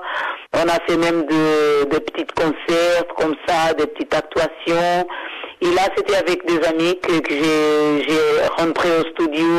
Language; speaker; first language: French; non-native, fluent; Portuguese